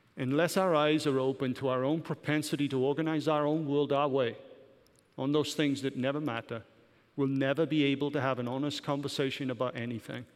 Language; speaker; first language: English; native; English